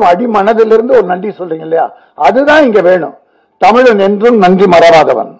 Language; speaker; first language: Tamil; native; Tamil